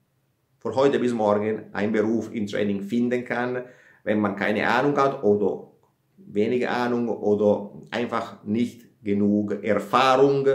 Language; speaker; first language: German; non-native, fluent; Italian